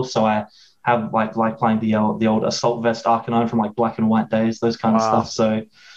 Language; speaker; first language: English; native; English